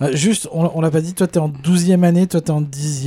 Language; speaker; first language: French; native; French